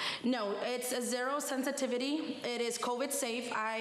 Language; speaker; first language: English; early bilingual, other home language; Spanish